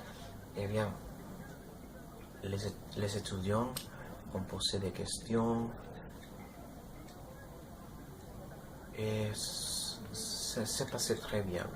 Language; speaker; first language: French; non-native, learner; Spanish